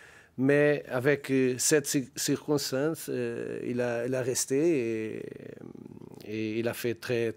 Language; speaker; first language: French; non-native, learner; Portuguese